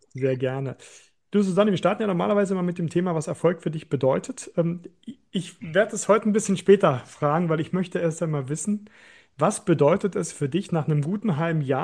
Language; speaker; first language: German; native; German